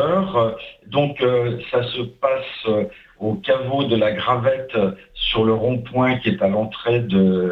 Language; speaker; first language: French; native; French